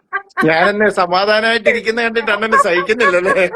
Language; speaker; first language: Malayalam; native; Malayalam